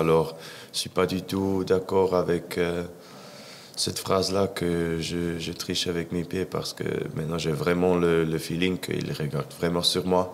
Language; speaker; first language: French; non-native, fluent; English